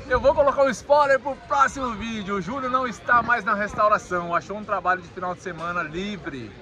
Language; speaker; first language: Portuguese; native; Portuguese